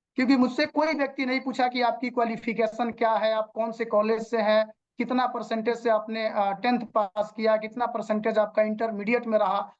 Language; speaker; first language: Hindi; non-native, local second language; Bhojpuri